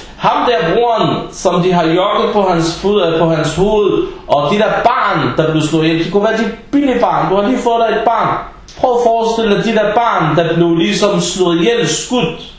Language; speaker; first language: Danish; early bilingual, other home language; Arabic